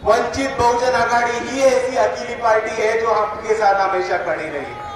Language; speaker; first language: Hindi; non-native, local second language; Marathi